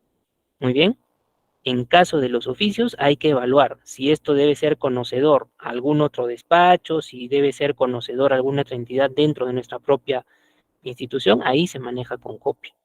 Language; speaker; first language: Spanish; native; Spanish